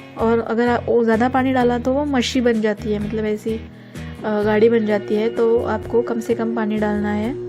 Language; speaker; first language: Hindi; non-native, local second language; Konkani